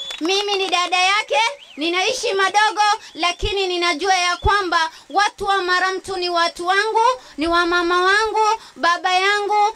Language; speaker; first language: Swahili; non-native, local second language; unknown